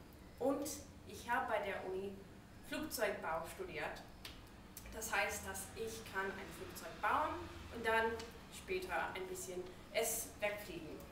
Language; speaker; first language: German; non-native, learner; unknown